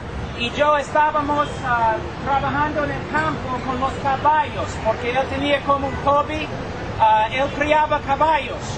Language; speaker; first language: Spanish; non-native, fluent; English